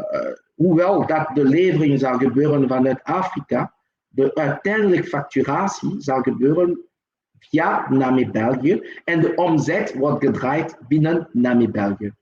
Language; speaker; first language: Dutch; non-native, local second language; French